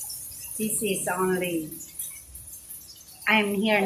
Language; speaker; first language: English; non-native, learner; Filipino